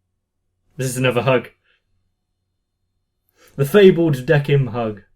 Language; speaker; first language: English; native; English